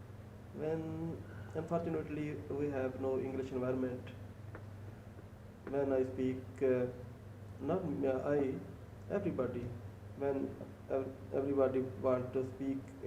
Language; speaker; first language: English; non-native, learner; Urdu